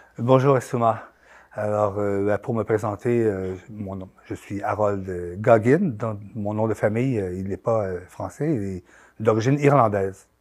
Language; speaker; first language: French; native; French